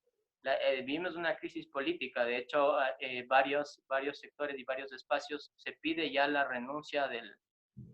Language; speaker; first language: Spanish; native; Spanish